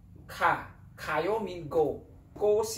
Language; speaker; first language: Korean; non-native, fluent; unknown